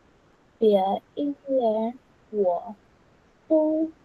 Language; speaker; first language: Chinese; non-native, learner; Vietnamese